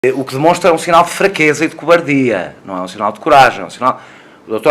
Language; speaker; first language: Portuguese; native; Portuguese